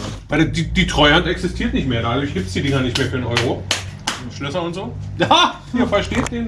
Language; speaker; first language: German; native; German